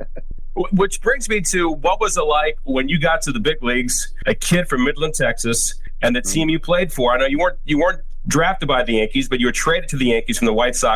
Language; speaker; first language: English; native; English